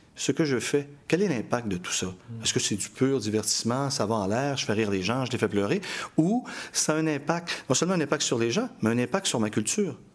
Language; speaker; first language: French; native; French